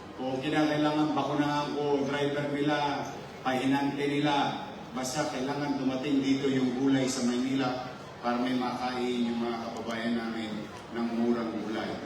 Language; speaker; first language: Filipino; native; Filipino